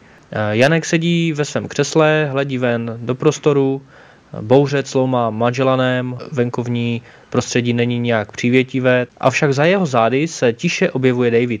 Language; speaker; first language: Czech; native; Czech